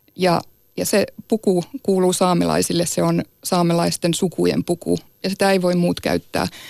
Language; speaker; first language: Finnish; non-native, local second language; Northern Sami